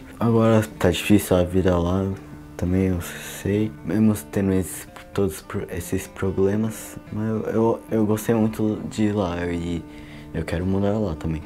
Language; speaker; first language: Portuguese; early bilingual, heritage; Portuguese